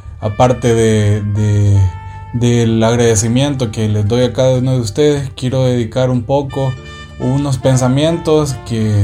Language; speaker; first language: Spanish; native; Spanish